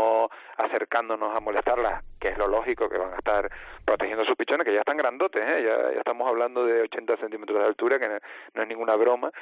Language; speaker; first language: Spanish; native; Spanish